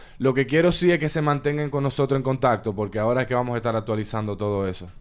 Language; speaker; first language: Spanish; native; Spanish